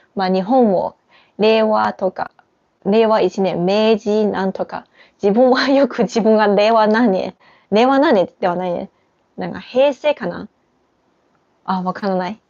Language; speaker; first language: Japanese; non-native, fluent; Chinese